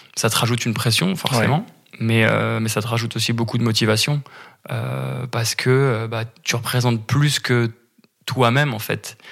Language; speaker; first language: French; native; French